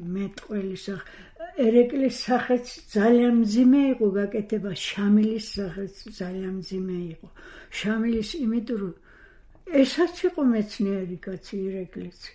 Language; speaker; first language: Georgian; non-native, fluent; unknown